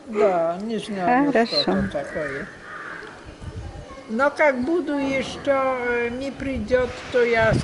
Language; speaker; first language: Russian; non-native, learner; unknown